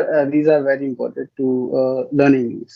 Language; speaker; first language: English; non-native, learner; Hindi